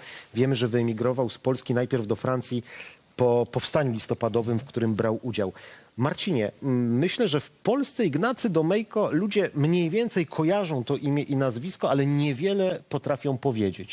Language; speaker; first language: Polish; native; Polish